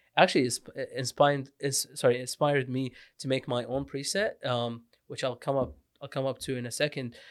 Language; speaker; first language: English; non-native, fluent; Arabic